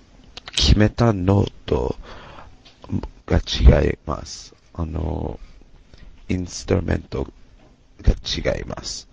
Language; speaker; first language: Japanese; non-native, learner; English